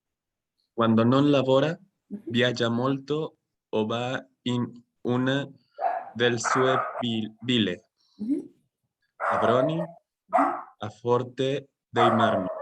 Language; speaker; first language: Italian; non-native, learner; Spanish